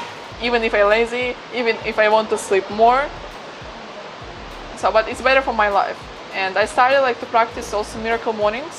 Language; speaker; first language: English; non-native, fluent; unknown